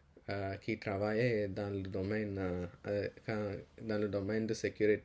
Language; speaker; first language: French; non-native, learner; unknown